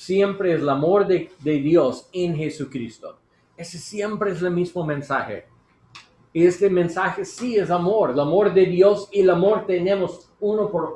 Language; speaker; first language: Spanish; non-native, learner; English